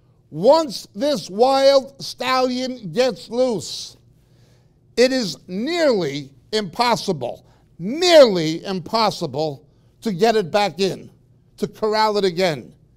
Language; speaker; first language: English; native; English